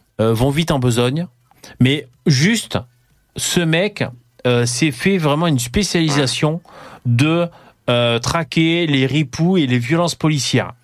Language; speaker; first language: French; native; French